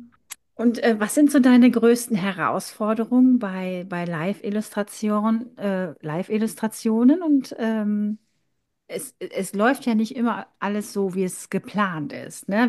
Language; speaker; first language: German; native; German